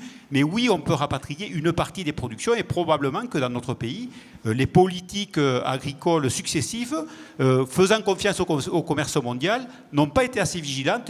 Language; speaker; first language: French; native; French